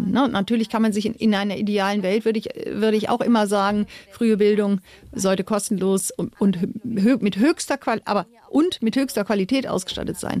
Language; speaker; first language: German; native; German